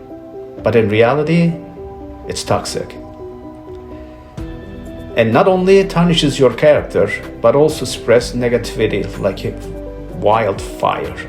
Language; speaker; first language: English; non-native, fluent; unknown